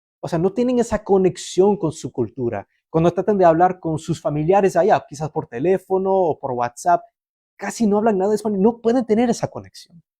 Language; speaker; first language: Spanish; early bilingual, heritage; Spanish